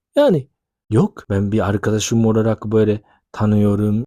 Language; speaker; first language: Turkish; non-native, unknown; Japanese